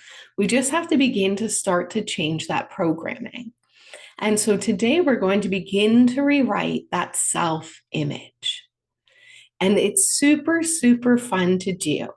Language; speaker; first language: English; native; English